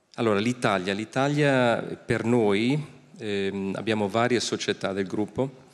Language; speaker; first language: Italian; non-native, fluent; German